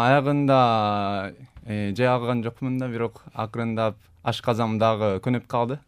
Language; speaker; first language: Kyrgyz; non-native, fluent; Japanese